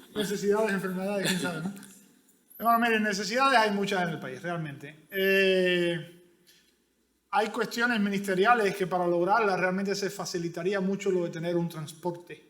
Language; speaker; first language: Spanish; native; Spanish